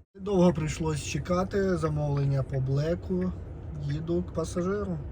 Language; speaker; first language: Ukrainian; non-native, local second language; Russian